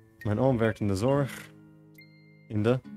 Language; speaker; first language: Dutch; non-native, learner; English